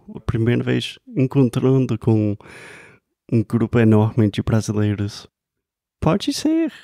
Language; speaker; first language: Portuguese; non-native, fluent; English